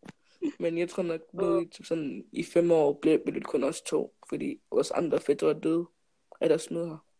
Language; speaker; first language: Danish; early bilingual, other home language; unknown